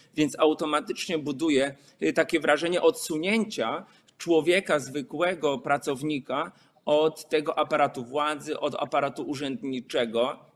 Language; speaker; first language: Polish; native; Polish